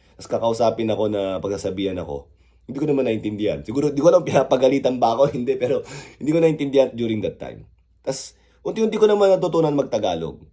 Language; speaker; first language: Filipino; early bilingual, other home language; Korean